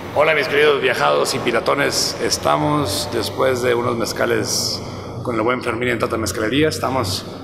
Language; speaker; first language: Spanish; native; Spanish